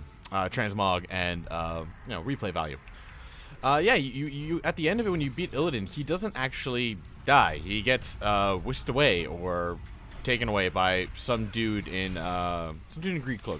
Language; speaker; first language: English; native; English